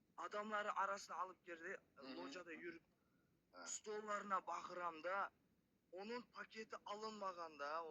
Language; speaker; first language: Turkish; non-native, learner; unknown